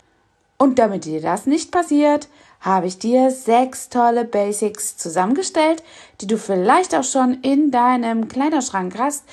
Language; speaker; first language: German; native; German